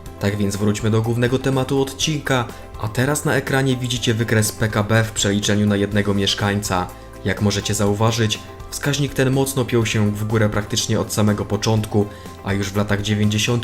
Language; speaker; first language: Polish; native; Polish